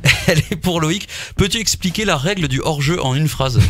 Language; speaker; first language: French; native; French